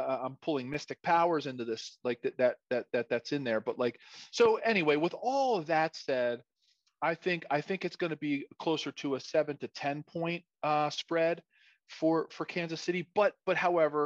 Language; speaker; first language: English; native; English